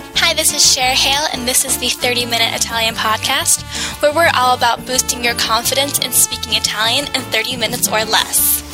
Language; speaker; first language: English; native; English